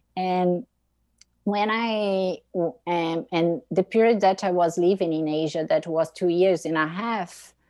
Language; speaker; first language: English; non-native, fluent; Portuguese